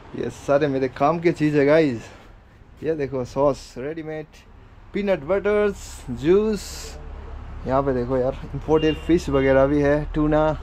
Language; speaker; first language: Hindi; non-native, local second language; Nepali